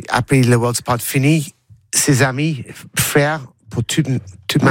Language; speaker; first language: French; non-native, learner; English